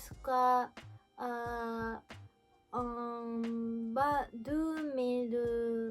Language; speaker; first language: French; non-native, learner; Japanese